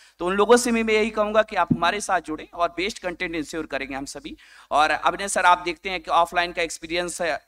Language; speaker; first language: Hindi; native; Hindi